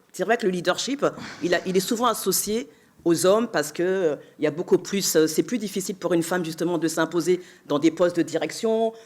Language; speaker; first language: French; native; French